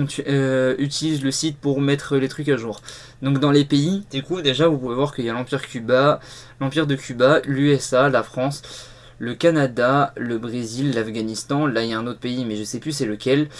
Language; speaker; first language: French; native; French